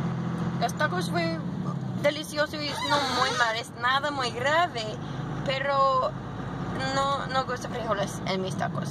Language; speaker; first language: Spanish; non-native, learner; English